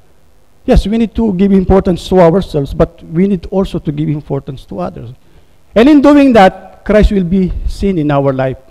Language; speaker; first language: English; non-native, local second language; Filipino